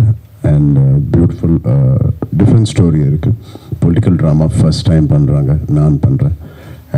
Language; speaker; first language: Tamil; non-native, local second language; Telugu